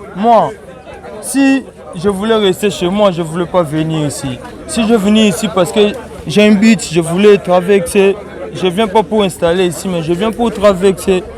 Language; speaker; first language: French; non-native, local second language; Lingala